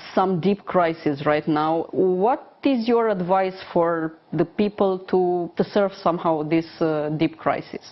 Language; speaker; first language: English; non-native, fluent; Romanian